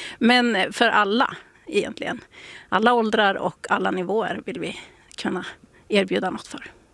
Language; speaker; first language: Swedish; native; Swedish